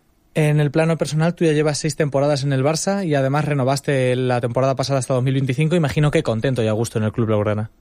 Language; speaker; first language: Spanish; native; Spanish